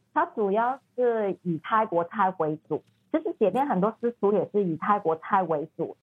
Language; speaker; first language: Chinese; non-native, fluent; Cantonese